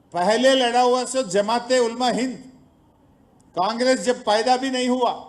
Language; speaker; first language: Hindi; non-native, local second language; Telugu